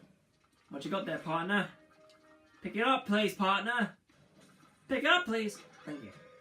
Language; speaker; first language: English; native; English